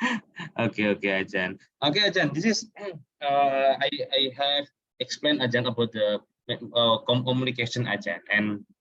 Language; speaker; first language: English; non-native, learner; Indonesian